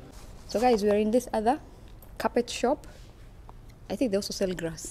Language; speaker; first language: English; non-native, fluent; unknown